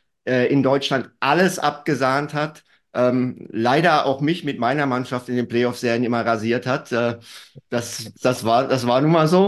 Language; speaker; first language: German; native; German